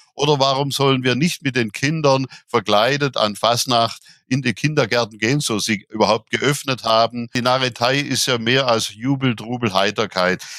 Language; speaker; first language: German; native; German